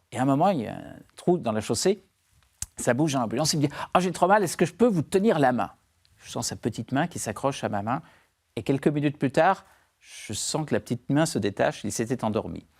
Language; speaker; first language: French; native; French